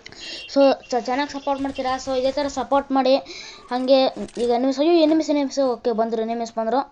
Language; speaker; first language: Kannada; native; Kannada